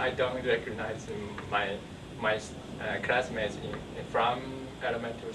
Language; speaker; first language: English; non-native, learner; Chinese